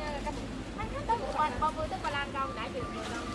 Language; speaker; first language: Vietnamese; native; Vietnamese